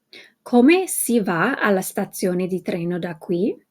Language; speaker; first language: Italian; non-native, fluent; English